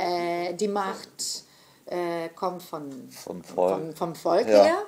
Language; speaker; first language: German; non-native, fluent; Greek